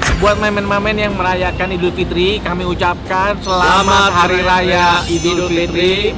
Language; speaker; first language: Indonesian; native; Indonesian